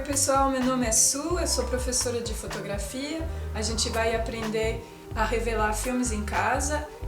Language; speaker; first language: Portuguese; non-native, fluent; French